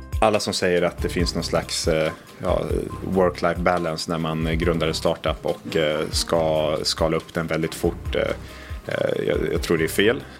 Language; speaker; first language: Swedish; non-native, fluent; English